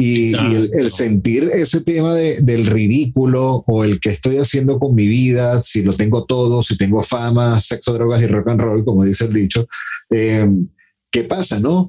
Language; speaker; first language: Spanish; native; Spanish